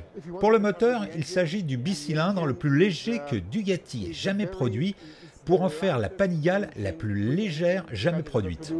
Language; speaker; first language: French; native; French